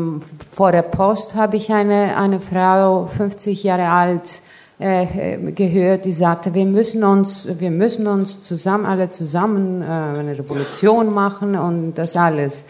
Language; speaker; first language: German; non-native, fluent; Greek